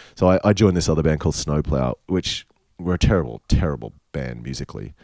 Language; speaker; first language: English; native; English